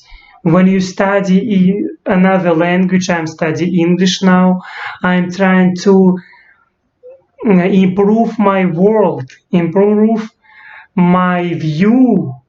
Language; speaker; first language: English; non-native, learner; Russian